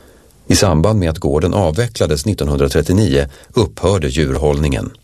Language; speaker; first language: Swedish; native; Swedish